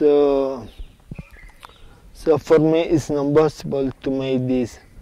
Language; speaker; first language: English; non-native, learner; Italian